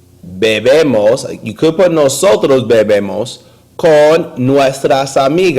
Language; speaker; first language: Spanish; non-native, learner; English